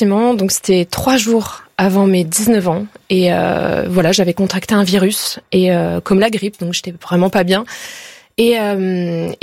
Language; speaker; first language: French; native; French